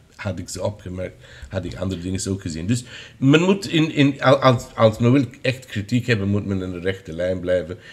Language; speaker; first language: Dutch; non-native, fluent; English